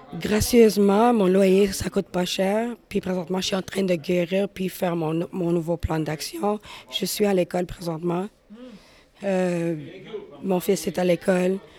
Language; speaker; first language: French; native; French